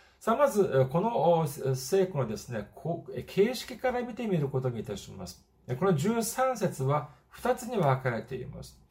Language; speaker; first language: Japanese; non-native, fluent; Korean